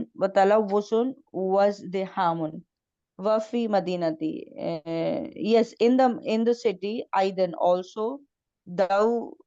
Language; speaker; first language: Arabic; non-native, learner; Hindi